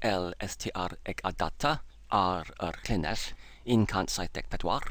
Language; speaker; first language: Welsh; non-native, learner; English